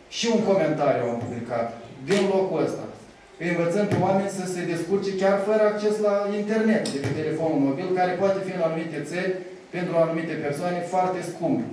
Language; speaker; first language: Romanian; native; Romanian